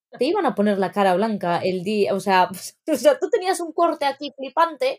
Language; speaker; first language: Spanish; early bilingual, other home language; Arabic